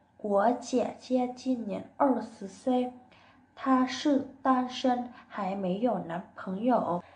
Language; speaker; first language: Chinese; non-native, learner; Vietnamese